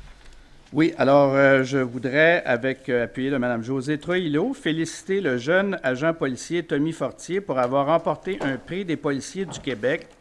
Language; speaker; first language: French; native; French